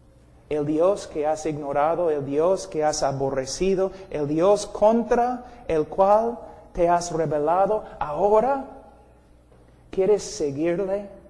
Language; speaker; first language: Spanish; non-native, fluent; English